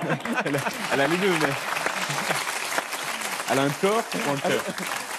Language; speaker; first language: French; native; French